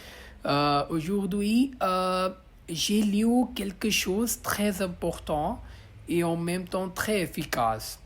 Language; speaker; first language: French; non-native, learner; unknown